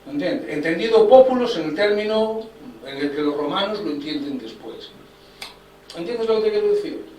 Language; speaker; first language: Spanish; non-native, local second language; Galician